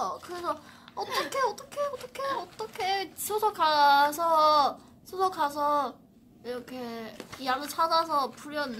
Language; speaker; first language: Korean; non-native, learner; Chinese